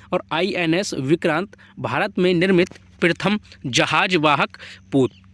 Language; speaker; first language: Hindi; native; Hindi